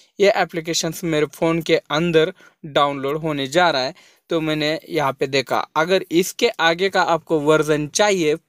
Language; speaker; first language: Hindi; non-native, local second language; Marathi